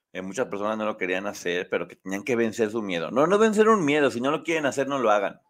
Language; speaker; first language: Spanish; native; Spanish